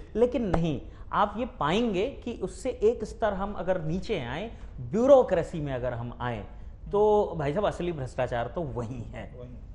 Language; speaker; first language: Hindi; native; Hindi